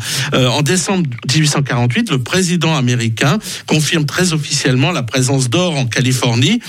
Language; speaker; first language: French; native; French